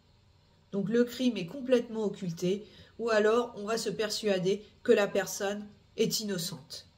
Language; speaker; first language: French; native; French